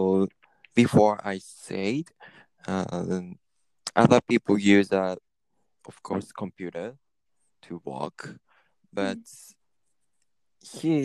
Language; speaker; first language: English; non-native, learner; Japanese